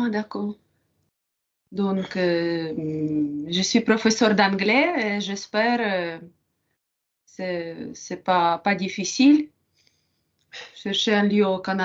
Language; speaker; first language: French; non-native, learner; Ukrainian